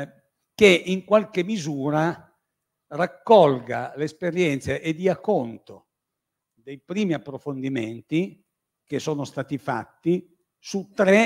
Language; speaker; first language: Italian; native; Italian